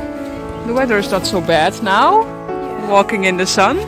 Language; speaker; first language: English; non-native, fluent; Dutch